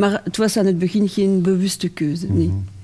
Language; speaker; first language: Dutch; non-native, local second language; French